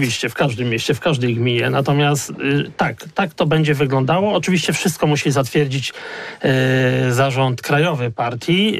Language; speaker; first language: Polish; native; Polish